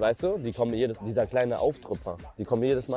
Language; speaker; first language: German; native; German